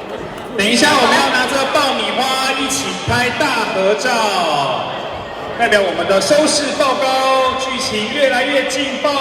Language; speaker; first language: Chinese; native; Chinese